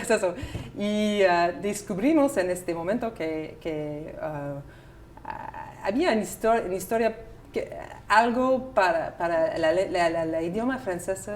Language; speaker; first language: Spanish; non-native, learner; English